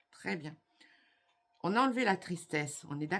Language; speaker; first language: French; native; French